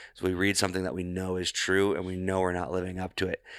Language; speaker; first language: English; native; English